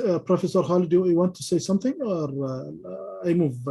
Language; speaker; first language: English; non-native, fluent; Arabic